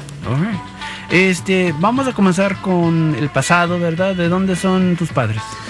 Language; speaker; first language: Spanish; early bilingual, heritage; Spanish